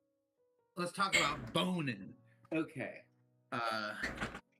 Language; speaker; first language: English; native; English